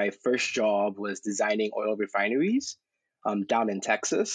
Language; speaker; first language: English; non-native, local second language; Yoruba